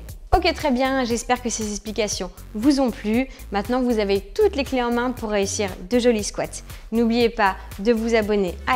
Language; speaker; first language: French; native; French